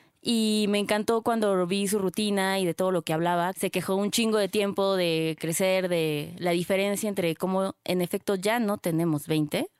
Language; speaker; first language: Spanish; native; Spanish